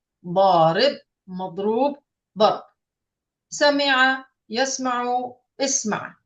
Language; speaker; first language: Arabic; non-native, fluent; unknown